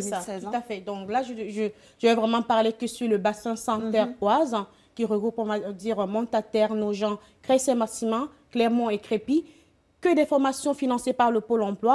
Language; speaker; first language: French; native; French